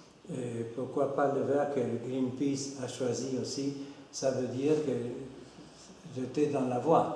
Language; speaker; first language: French; non-native, fluent; Spanish